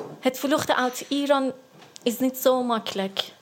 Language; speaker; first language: Dutch; non-native, learner; Persian